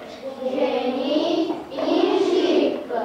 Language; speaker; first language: French; non-native, learner; Italian